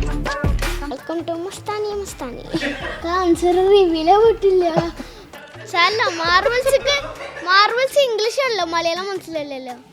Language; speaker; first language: Malayalam; early bilingual, heritage; Malayalam